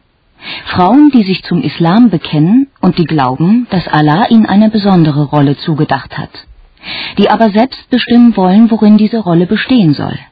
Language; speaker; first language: German; native; German